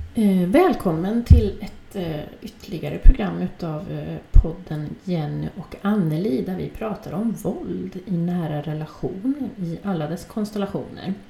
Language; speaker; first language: Swedish; native; Swedish